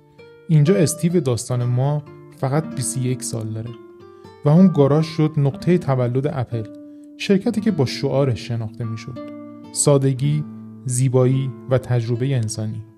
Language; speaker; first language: Persian; native; Persian